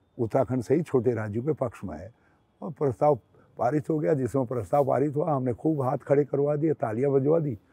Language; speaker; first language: Hindi; native; Hindi